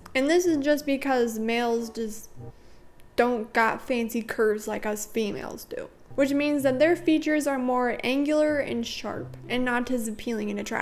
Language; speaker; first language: English; native; English